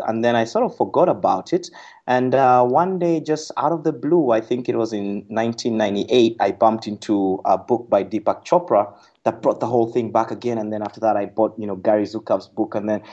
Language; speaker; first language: English; non-native, local second language; Kikuyu